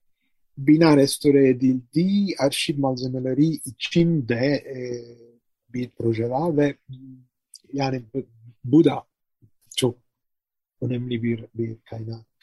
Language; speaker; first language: Turkish; non-native, fluent; Italian